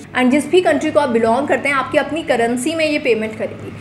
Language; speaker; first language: Hindi; native; Hindi